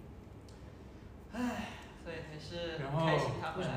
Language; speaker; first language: Chinese; native; Chinese